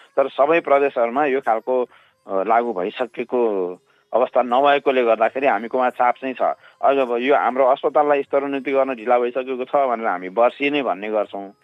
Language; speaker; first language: Nepali; native; Nepali